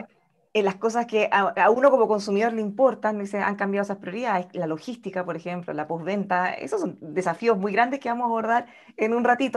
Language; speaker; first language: Spanish; native; Spanish